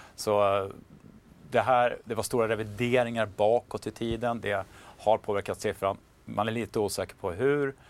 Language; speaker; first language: Swedish; native; Swedish